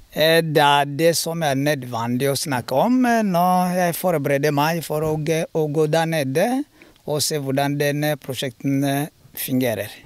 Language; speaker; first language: Norwegian; non-native, learner; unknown